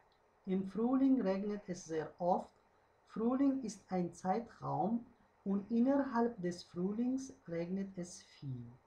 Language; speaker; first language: German; non-native, fluent; Uzbek